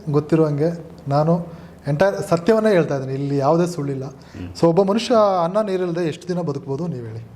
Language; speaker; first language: Kannada; non-native, local second language; Malayalam